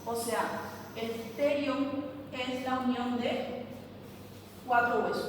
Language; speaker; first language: Spanish; native; Spanish